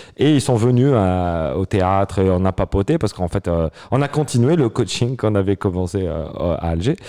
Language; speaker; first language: French; non-native, local second language; Arabic